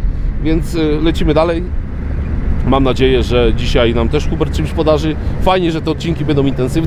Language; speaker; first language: Polish; native; Polish